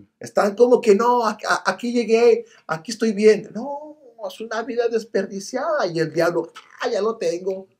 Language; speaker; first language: Spanish; early bilingual, other home language; English